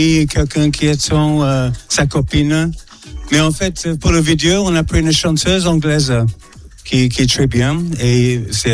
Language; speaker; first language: French; non-native, fluent; English